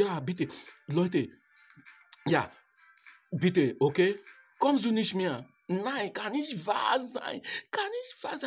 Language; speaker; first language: German; non-native, learner; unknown